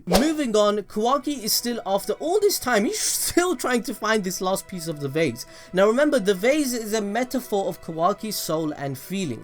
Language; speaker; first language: English; native; English